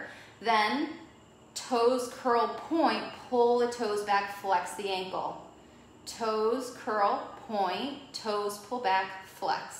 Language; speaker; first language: English; native; English